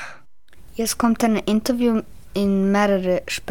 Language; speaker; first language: German; early bilingual, other home language; Croatian